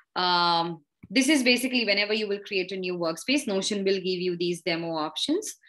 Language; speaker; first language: English; non-native, local second language; Hindi